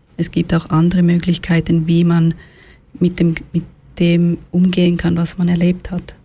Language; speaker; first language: German; early bilingual, other home language; Tamil